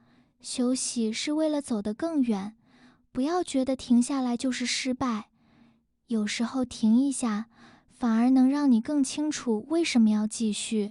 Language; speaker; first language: Chinese; non-native, fluent; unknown